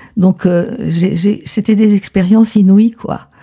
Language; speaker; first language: French; non-native, fluent; Spanish